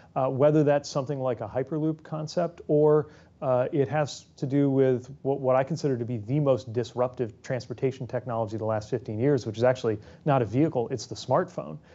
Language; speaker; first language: English; native; English